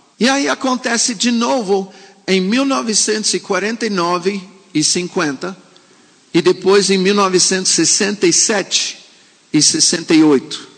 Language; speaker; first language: Portuguese; non-native, fluent; English